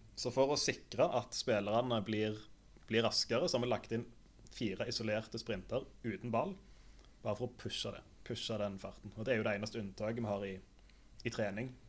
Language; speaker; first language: Norwegian; native; Norwegian